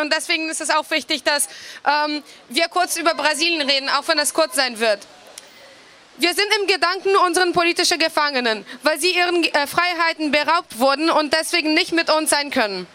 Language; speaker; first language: German; non-native, fluent; Portuguese